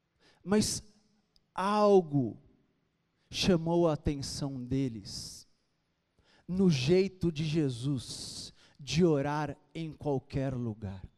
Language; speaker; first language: Portuguese; native; Portuguese